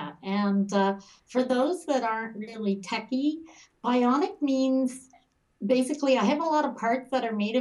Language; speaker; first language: English; native; English